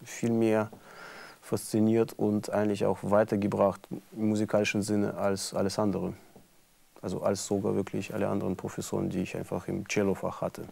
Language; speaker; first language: German; non-native, fluent; Russian